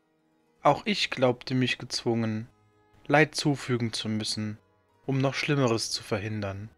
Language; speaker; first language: German; native; German